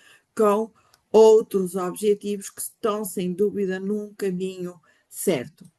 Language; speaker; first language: Portuguese; native; Portuguese